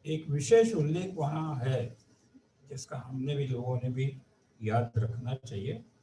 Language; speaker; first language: Hindi; non-native, local second language; Marathi